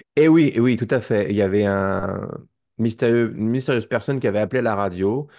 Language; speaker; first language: French; native; French